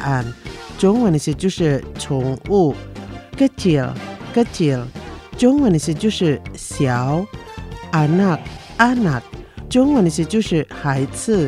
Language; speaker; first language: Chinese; non-native, learner; Indonesian